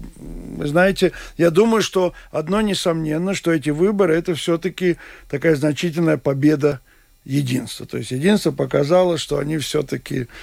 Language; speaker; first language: Russian; non-native, local second language; Latvian